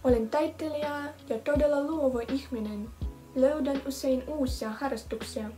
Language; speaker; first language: Finnish; non-native, learner; Russian